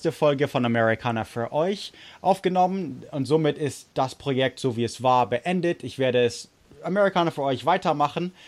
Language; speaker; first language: German; non-native, fluent; English